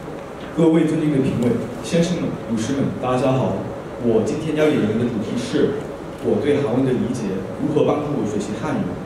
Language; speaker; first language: Chinese; non-native, fluent; Korean